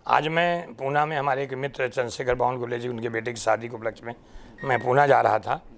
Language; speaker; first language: Hindi; non-native, local second language; Marathi